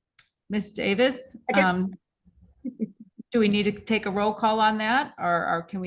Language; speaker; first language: English; native; English